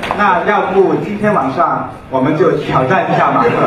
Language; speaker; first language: Chinese; native; Chinese